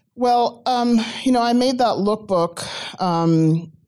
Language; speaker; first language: English; native; English